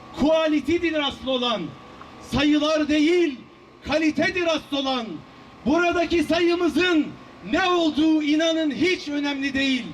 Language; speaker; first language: Turkish; native; Turkish